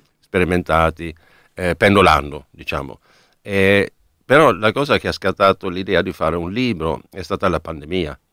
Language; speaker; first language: Italian; non-native, fluent; Swedish